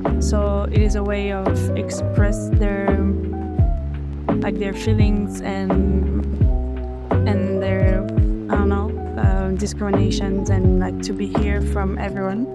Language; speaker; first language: English; non-native, fluent; French